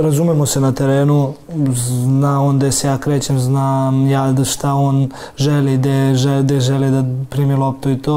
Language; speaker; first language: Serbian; early bilingual, heritage; Serbian